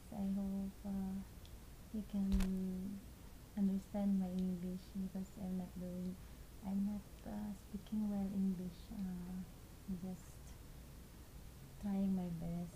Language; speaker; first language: English; non-native, local second language; Cebuano